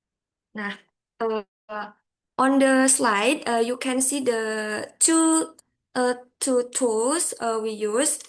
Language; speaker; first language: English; non-native, learner; Indonesian